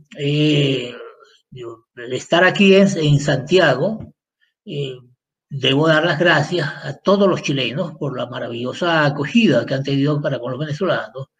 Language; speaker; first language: Spanish; native; Spanish